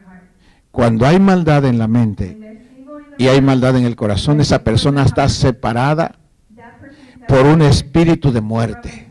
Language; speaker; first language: Spanish; native; Spanish